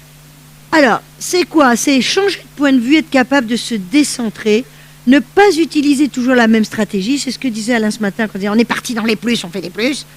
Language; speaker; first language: French; native; French